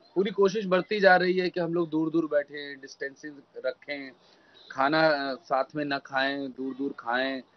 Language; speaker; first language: Hindi; native; Hindi